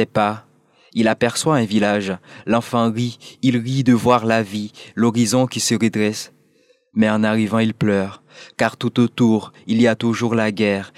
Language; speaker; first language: French; non-native, local second language; Haitian Creole